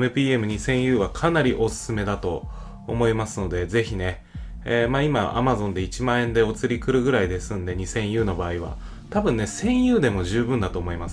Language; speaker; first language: Japanese; native; Japanese